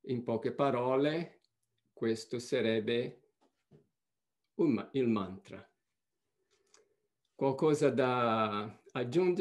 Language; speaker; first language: Italian; non-native, fluent; Portuguese